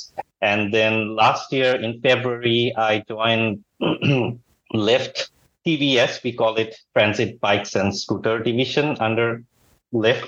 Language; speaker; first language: English; non-native, local second language; Bangla